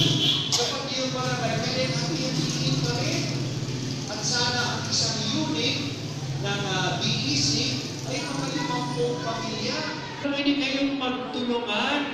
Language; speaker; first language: Filipino; native; Filipino